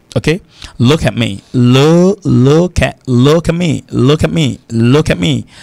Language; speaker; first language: English; non-native, fluent; Haitian Creole